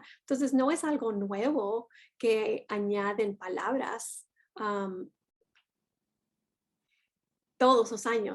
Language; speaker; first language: Spanish; non-native, fluent; English